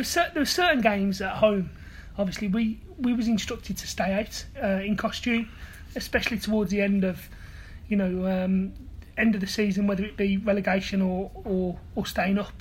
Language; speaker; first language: English; native; English